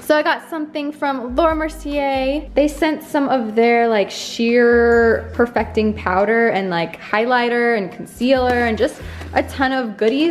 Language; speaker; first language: English; native; English